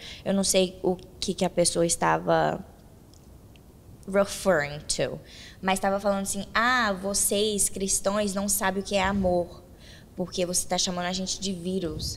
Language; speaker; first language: Portuguese; early bilingual, heritage; Portuguese